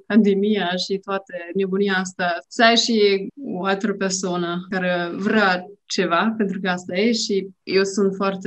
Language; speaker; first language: Romanian; non-native, learner; German